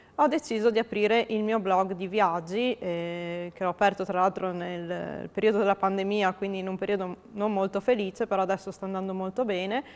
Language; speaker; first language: Italian; native; Italian